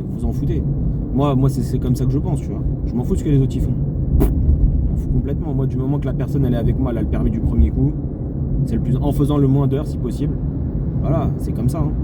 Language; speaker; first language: French; native; French